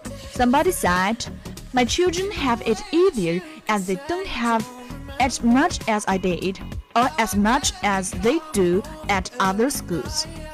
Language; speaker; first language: English; non-native, fluent; Chinese